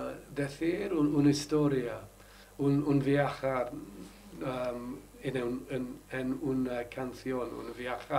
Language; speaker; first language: Spanish; non-native, learner; English